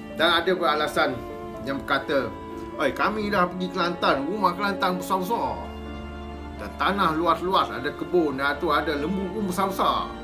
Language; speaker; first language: Malay; native; Malay